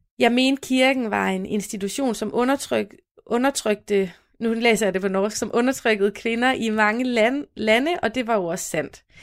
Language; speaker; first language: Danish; native; Danish